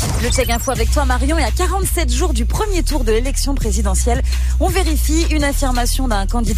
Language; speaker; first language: French; native; French